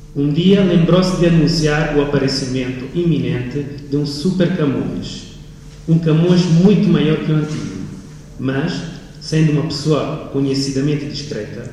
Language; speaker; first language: Portuguese; non-native, fluent; Italian